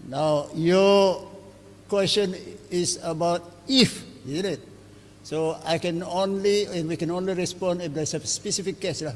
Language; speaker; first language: English; non-native, local second language; Malay